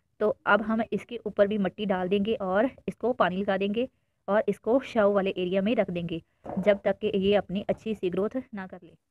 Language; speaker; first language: Hindi; non-native, local second language; Punjabi